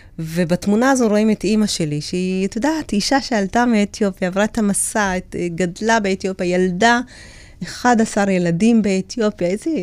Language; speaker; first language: Hebrew; early bilingual, other home language; Amharic